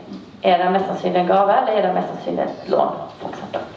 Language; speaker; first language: Norwegian; native; Norwegian